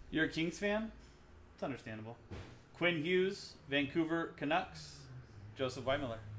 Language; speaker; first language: English; native; English